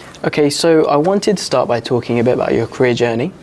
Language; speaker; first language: English; native; English